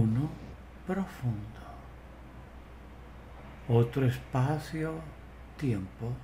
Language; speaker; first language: Spanish; native; Spanish